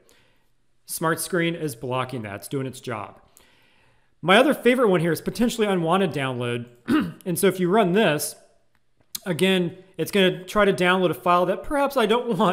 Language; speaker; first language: English; native; English